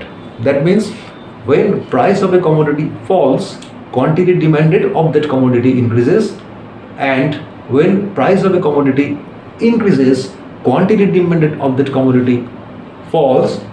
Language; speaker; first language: English; non-native, local second language; Bangla